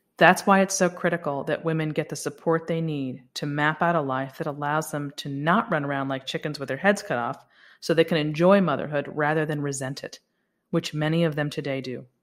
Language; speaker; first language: English; native; English